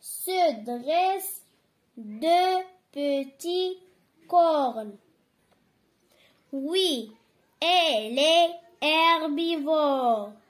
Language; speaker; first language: French; non-native, learner; Arabic